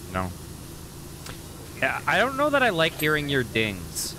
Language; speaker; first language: English; native; English